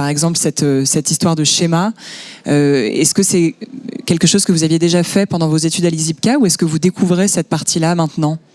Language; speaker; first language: French; native; French